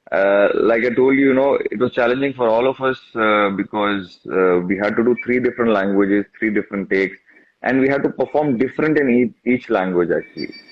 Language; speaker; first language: English; non-native, local second language; Tamil